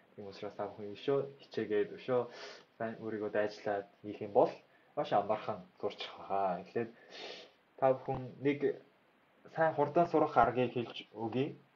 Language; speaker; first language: Mongolian; non-native, fluent; Korean